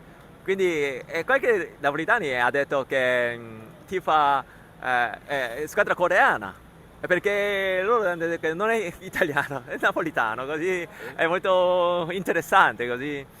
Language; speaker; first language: Italian; non-native, learner; Korean